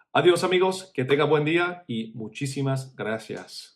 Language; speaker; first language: Spanish; non-native, fluent; Serbian